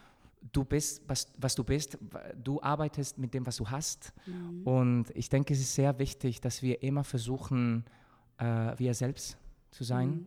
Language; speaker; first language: German; non-native, fluent; Spanish